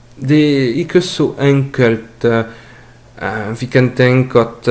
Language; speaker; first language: Norwegian; non-native, fluent; French